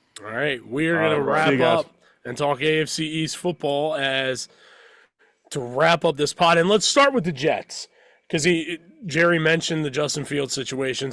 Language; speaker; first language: English; native; English